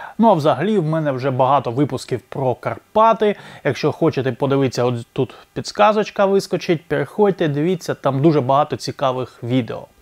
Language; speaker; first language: Ukrainian; non-native, local second language; Russian